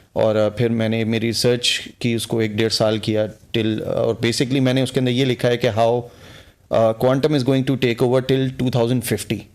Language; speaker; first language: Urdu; early bilingual, heritage; Urdu